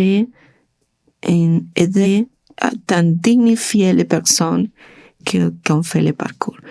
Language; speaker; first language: French; non-native, learner; Spanish